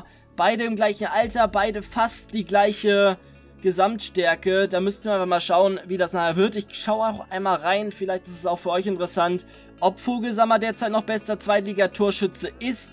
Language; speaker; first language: German; native; German